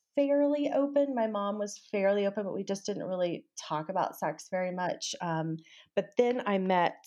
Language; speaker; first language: English; native; English